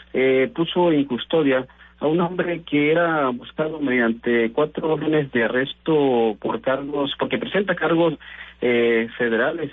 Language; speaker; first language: Spanish; native; Spanish